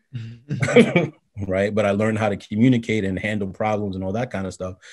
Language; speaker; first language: English; native; English